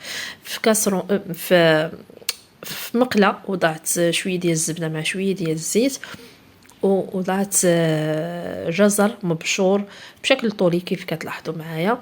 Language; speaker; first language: Arabic; native; Arabic